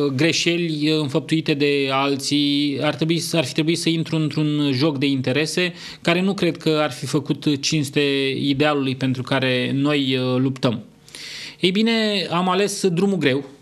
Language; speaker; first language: Romanian; native; Romanian